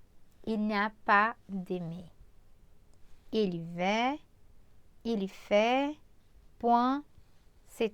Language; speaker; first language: French; non-native, fluent; Portuguese